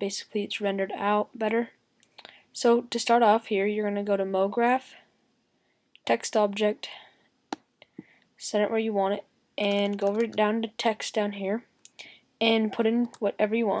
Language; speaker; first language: English; native; English